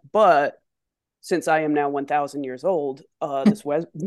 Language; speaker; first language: English; native; English